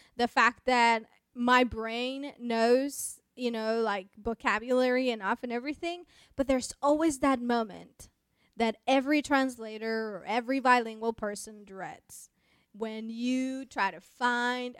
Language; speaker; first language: English; non-native, fluent; Spanish